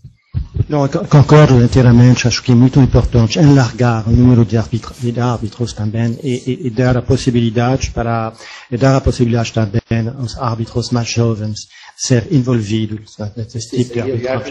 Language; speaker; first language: Portuguese; non-native, fluent; French